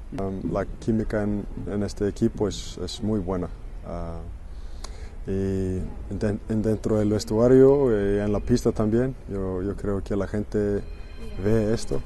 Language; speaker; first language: Spanish; non-native, fluent; Icelandic